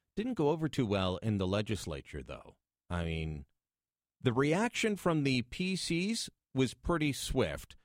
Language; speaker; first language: English; native; English